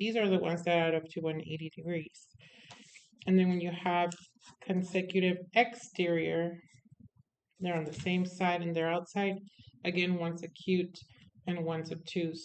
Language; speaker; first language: English; native; English